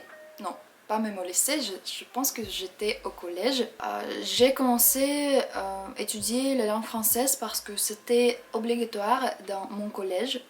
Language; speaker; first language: French; non-native, fluent; Russian